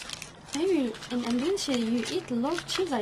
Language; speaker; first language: English; non-native, learner; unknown